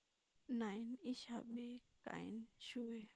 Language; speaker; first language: German; non-native, learner; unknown